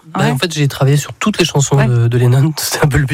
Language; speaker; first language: French; native; French